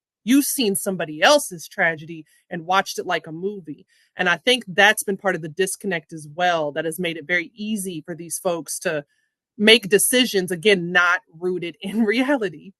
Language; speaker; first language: English; native; English